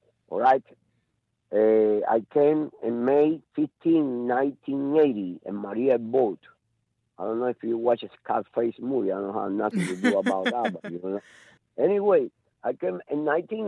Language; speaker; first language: English; non-native, learner; Spanish